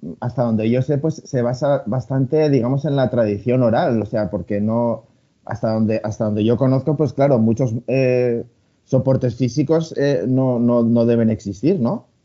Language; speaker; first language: Spanish; native; Spanish